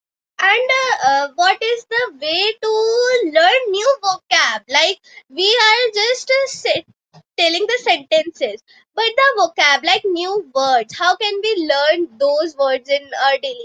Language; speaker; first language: English; non-native, local second language; Hindi